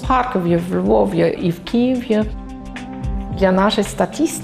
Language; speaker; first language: Russian; non-native, fluent; German